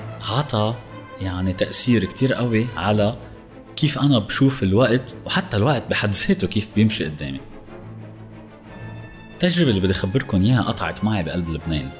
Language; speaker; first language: Arabic; native; Arabic